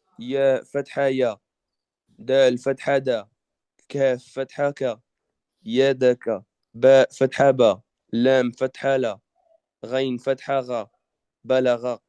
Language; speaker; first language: Arabic; non-native, learner; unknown